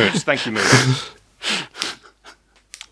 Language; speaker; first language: English; native; English